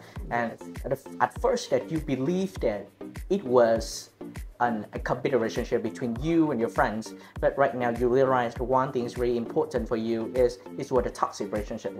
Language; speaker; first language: English; non-native, learner; Vietnamese